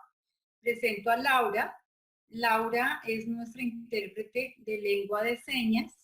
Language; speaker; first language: Spanish; native; Spanish